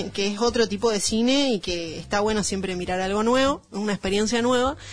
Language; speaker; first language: Spanish; native; Spanish